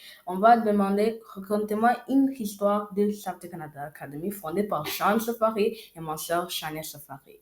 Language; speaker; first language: French; non-native, learner; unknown